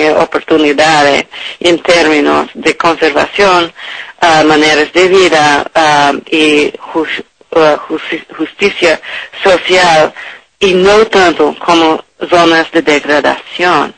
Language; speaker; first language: Spanish; non-native, learner; English